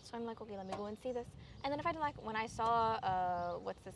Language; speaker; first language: English; early bilingual, other home language; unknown